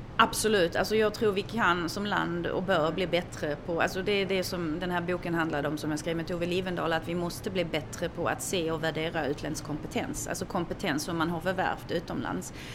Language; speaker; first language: Swedish; non-native, fluent; German